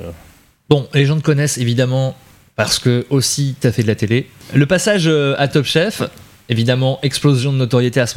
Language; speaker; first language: French; native; French